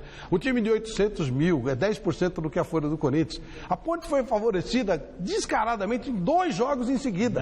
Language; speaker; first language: Portuguese; native; Portuguese